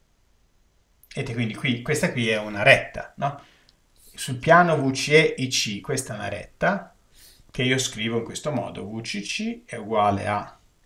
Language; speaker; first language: Italian; native; Italian